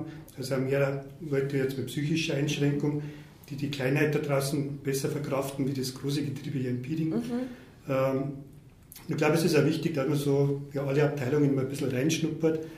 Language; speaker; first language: German; native; German